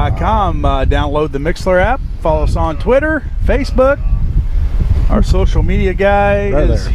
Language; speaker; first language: English; native; English